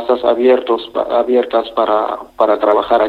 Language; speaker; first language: Spanish; non-native, fluent; Wolof